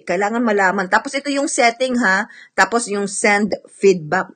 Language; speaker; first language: Filipino; non-native, local second language; Cebuano